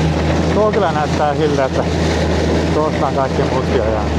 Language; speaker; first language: Finnish; native; Finnish